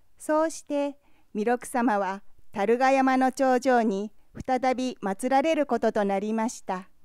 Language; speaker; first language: Japanese; native; Japanese